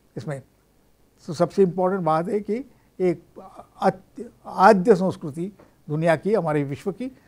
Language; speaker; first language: Hindi; non-native, local second language; Marathi